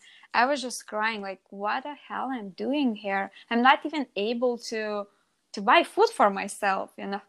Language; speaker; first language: English; non-native, fluent; Lithuanian